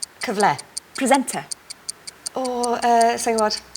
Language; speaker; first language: Welsh; native; Welsh